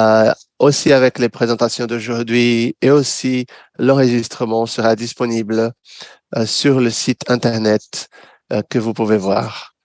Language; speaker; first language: French; non-native, fluent; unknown